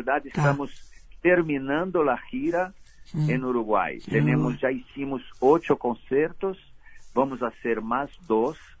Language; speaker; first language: Spanish; non-native, fluent; Portuguese